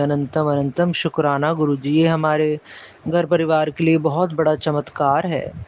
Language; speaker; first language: Hindi; native; Hindi